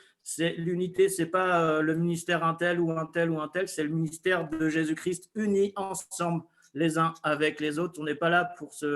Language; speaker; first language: French; native; French